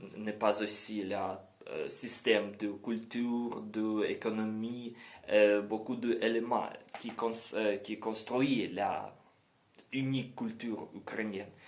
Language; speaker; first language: French; non-native, learner; Ukrainian